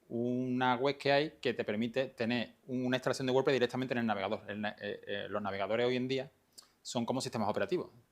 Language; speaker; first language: Spanish; native; Spanish